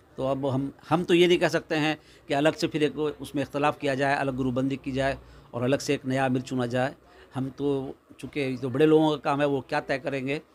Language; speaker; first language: Hindi; native; Hindi